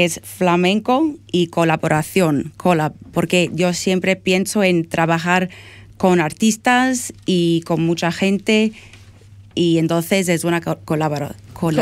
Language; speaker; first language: Spanish; non-native, fluent; English